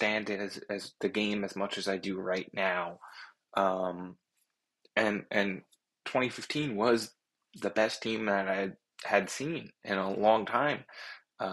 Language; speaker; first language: English; native; English